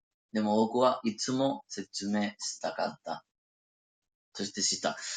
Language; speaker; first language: Japanese; non-native, learner; Spanish